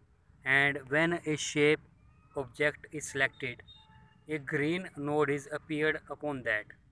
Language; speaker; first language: English; non-native, local second language; Hindi